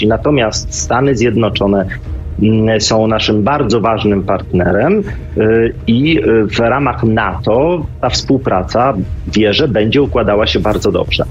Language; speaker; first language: Polish; native; Polish